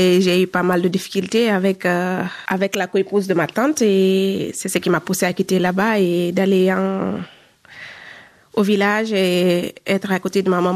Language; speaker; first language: French; non-native, local second language; Fula